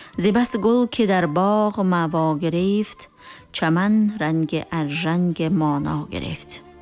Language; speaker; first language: Persian; native; Persian